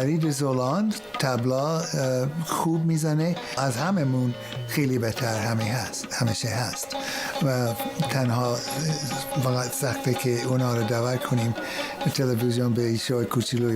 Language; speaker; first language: Persian; non-native, fluent; English